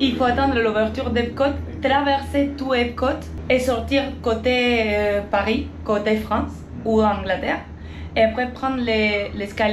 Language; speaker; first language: French; non-native, fluent; Spanish